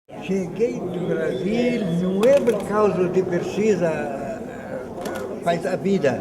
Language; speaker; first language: Portuguese; non-native, learner; Arabic